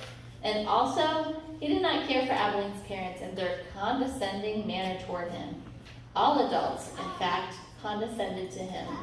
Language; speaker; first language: English; native; English